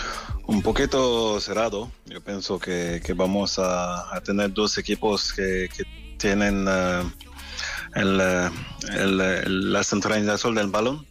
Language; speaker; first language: Spanish; non-native, fluent; French